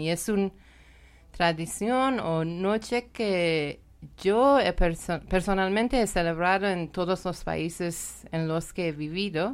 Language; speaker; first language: Spanish; non-native, learner; Persian